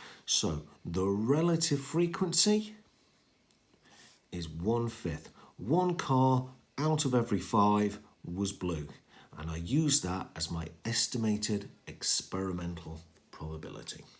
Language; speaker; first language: English; native; English